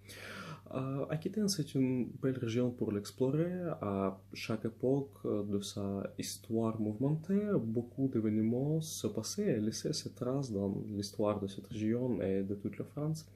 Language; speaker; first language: French; non-native, fluent; Russian